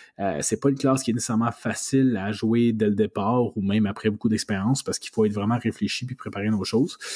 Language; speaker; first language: French; native; French